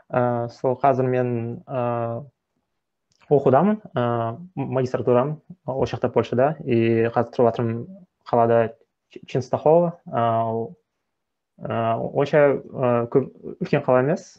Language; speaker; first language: Kazakh; non-native, local second language; Russian